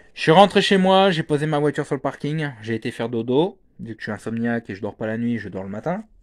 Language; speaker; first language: French; native; French